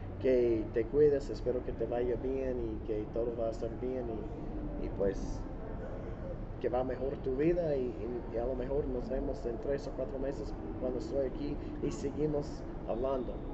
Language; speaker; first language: Spanish; non-native, fluent; English